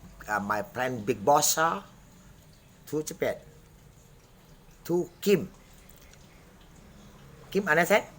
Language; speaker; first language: English; non-native, learner; Indonesian